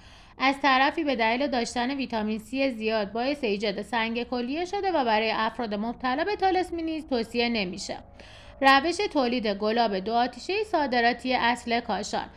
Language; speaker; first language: Persian; native; Persian